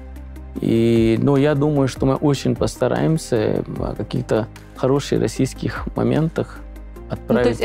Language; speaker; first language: Russian; non-native, fluent; Punjabi